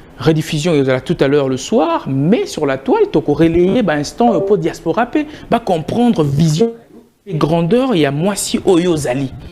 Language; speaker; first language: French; non-native, local second language; Lingala